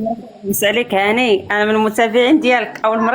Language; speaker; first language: Arabic; native; Arabic